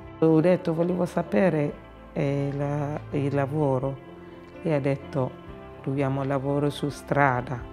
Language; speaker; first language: Italian; non-native, learner; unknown